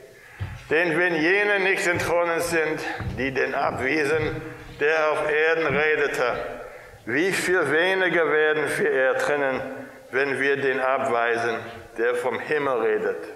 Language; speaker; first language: German; non-native, fluent; English